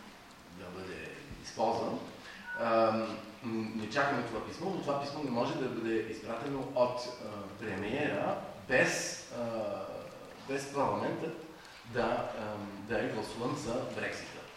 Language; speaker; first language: Bulgarian; non-native, fluent; French